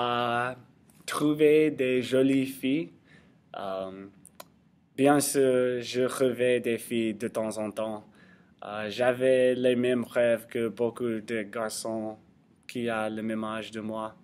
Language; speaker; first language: French; non-native, learner; English